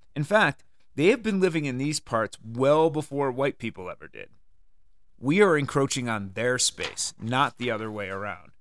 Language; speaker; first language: English; native; English